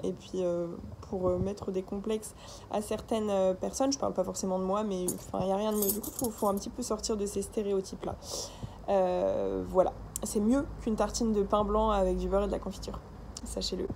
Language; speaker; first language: French; native; French